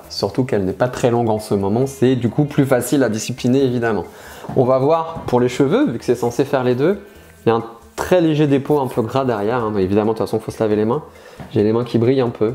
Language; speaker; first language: French; native; French